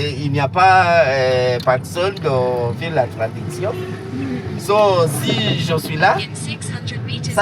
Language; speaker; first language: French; non-native, learner; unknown